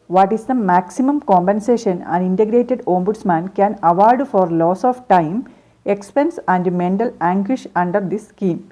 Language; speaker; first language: English; non-native, local second language; Malayalam